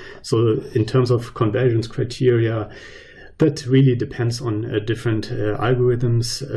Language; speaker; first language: English; non-native, fluent; German